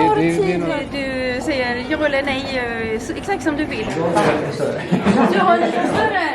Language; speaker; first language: Swedish; native; Swedish